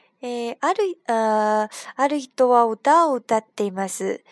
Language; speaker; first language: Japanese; non-native, fluent; Chinese